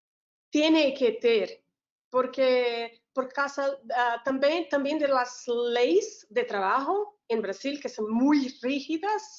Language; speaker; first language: Spanish; non-native, learner; Portuguese